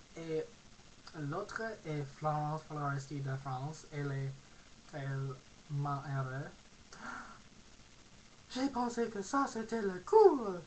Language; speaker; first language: French; non-native, learner; English